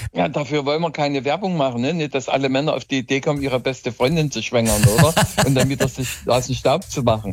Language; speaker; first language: German; native; German